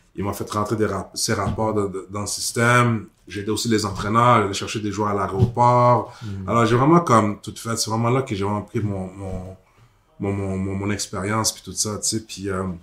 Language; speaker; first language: French; native; French